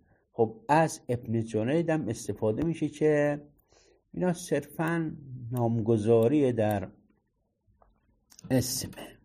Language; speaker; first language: Persian; native; Persian